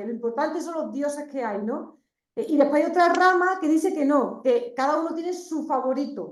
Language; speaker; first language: Spanish; native; Spanish